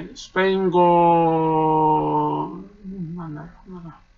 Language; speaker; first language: Japanese; non-native, learner; Spanish